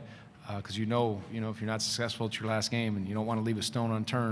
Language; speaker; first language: English; native; English